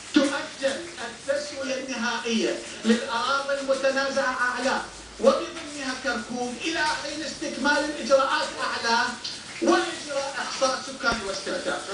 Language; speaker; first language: Arabic; non-native, local second language; Turkmen